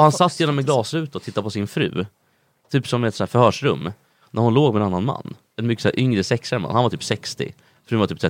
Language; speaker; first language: Swedish; native; Swedish